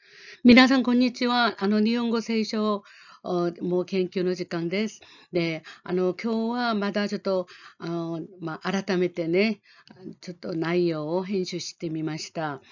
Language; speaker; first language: Japanese; non-native, fluent; Korean